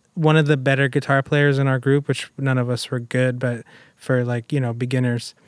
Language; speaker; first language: English; early bilingual, other home language; German